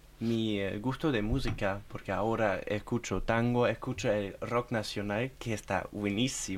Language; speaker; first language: Spanish; non-native, learner; German